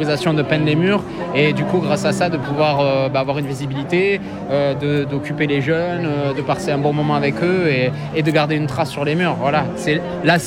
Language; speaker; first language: French; native; French